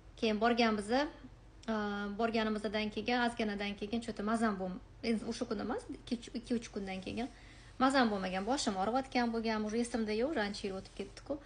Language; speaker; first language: Uzbek; native; Uzbek